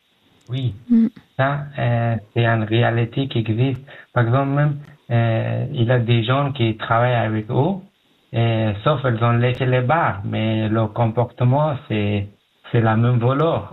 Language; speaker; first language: French; non-native, learner; Pashto